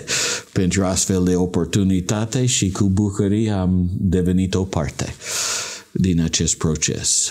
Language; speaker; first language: Romanian; non-native, learner; English